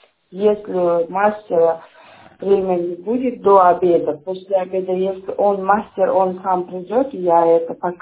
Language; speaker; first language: Russian; non-native, learner; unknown